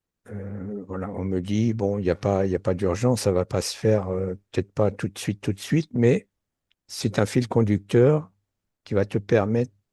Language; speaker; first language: French; native; French